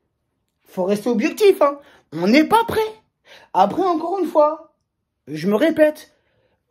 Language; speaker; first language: French; native; French